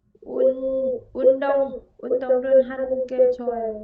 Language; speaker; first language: Korean; non-native, learner; Vietnamese